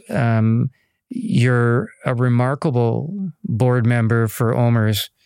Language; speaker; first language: English; native; English